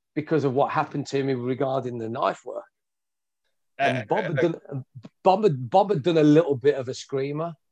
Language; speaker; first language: English; native; English